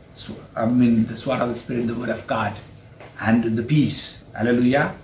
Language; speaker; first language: English; non-native, local second language; Tamil